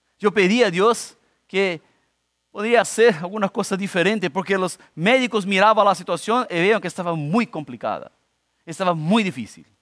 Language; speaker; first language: Spanish; non-native, fluent; Portuguese